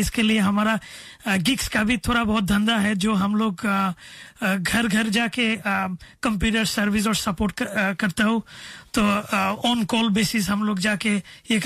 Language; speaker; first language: Hindi; non-native, fluent; Bangla